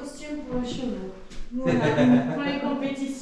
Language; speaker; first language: French; native; French